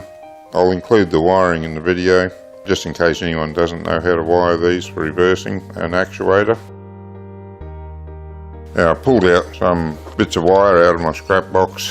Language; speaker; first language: English; native; English